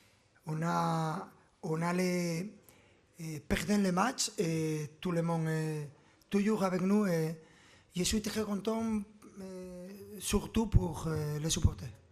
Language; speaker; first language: French; non-native, learner; Spanish